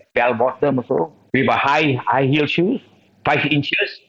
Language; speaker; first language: English; non-native, local second language; Malay